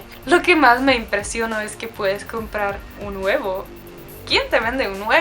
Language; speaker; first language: Spanish; non-native, fluent; Czech